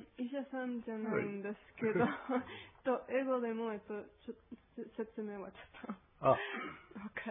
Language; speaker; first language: Japanese; non-native, learner; Spanish